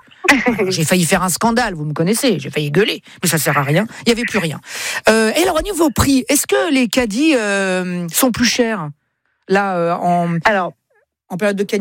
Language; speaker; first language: French; native; French